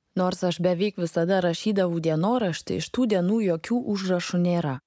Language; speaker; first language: German; non-native, fluent; Lithuanian